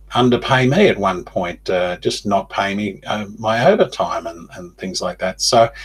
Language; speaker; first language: English; native; English